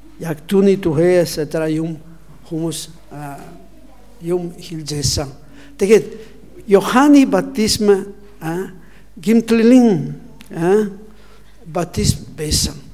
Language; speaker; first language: Mongolian; non-native, learner; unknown